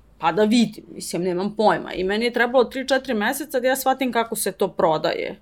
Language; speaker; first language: Serbian; native; Serbian